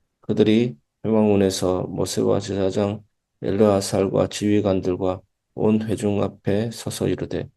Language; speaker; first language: Korean; native; Korean